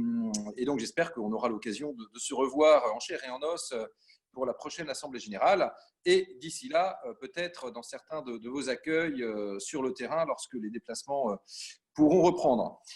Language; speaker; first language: French; native; French